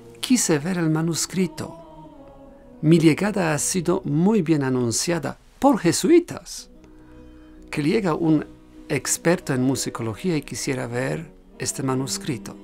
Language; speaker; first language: Spanish; non-native, fluent; Polish